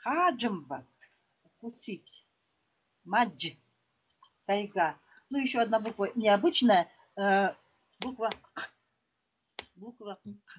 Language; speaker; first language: Russian; non-native, local second language; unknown